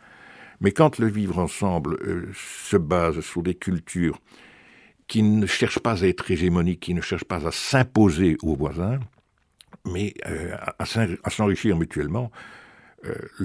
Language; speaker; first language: French; native; French